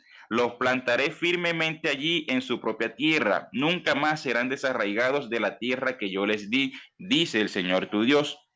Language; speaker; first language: Spanish; native; Spanish